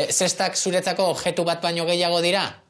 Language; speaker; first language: Basque; native; Basque